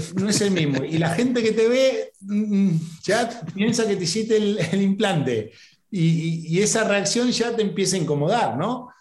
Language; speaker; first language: Spanish; native; Spanish